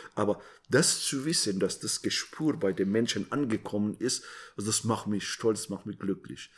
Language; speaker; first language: German; non-native, fluent; Persian